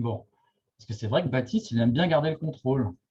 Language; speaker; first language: French; native; French